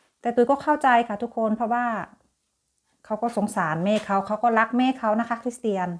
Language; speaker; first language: Thai; native; Thai